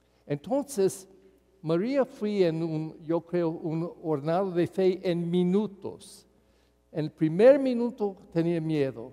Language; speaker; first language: Spanish; non-native, fluent; English